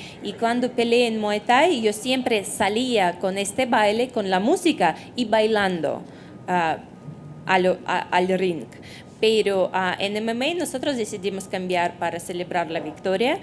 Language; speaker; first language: Spanish; non-native, fluent; Russian